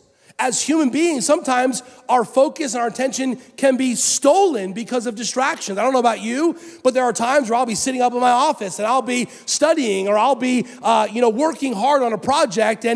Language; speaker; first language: English; native; English